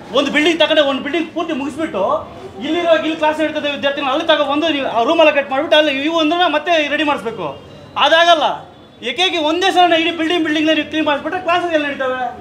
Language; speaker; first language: Kannada; native; Kannada